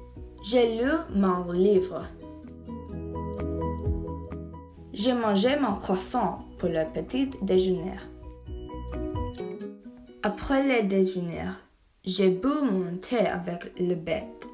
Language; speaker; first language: French; non-native, learner; English